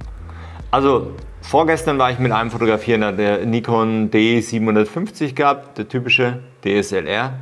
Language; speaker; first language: German; native; German